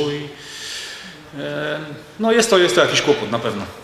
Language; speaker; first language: Polish; native; Polish